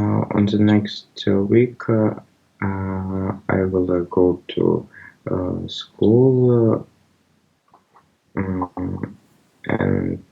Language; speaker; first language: English; non-native, learner; Russian